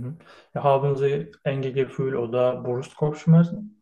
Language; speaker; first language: German; non-native, learner; Turkish